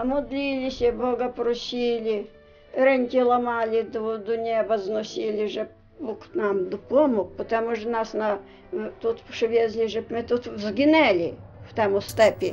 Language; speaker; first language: Ukrainian; native; Ukrainian